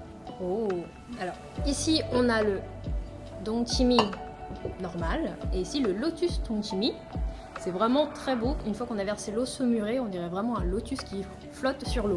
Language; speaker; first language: French; native; French